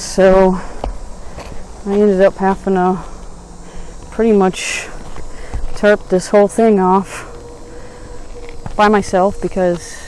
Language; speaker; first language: English; native; English